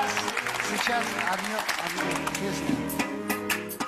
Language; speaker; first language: Russian; non-native, learner; Tajik